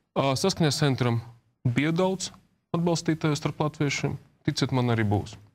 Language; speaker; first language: Latvian; non-native, local second language; Russian